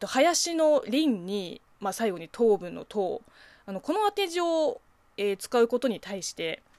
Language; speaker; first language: Japanese; non-native, fluent; Chinese